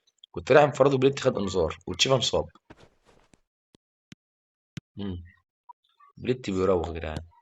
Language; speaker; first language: Arabic; native; Arabic